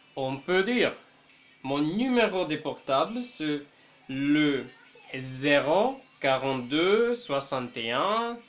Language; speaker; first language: French; non-native, fluent; Spanish